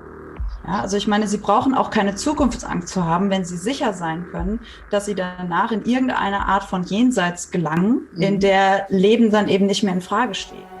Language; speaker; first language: German; native; German